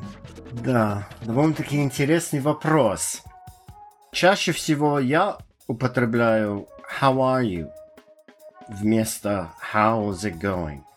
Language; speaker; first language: Russian; non-native, fluent; English